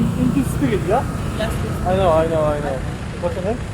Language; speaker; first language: English; non-native, learner; Polish